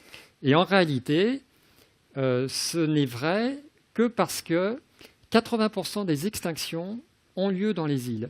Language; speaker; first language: French; native; French